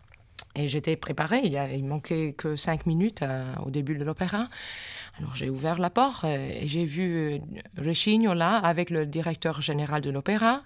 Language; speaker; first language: French; non-native, fluent; English